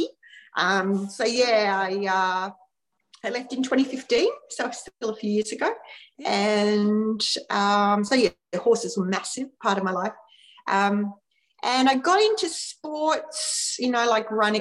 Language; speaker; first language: English; native; English